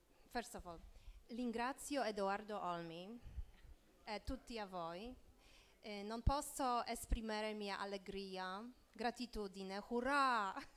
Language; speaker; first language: Italian; non-native, learner; Polish